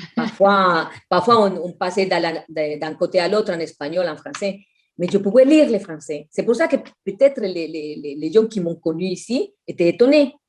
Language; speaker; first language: French; non-native, fluent; Spanish